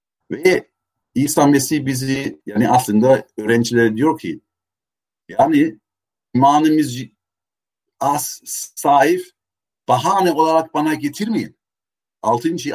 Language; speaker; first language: Turkish; non-native, fluent; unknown